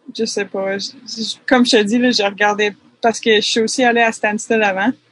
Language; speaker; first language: French; native; French